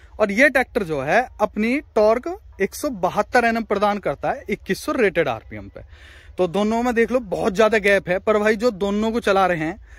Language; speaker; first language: Hindi; native; Hindi